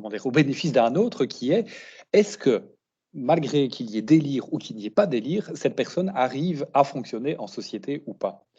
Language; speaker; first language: French; native; French